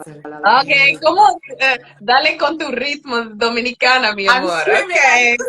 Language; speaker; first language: Spanish; non-native, learner; English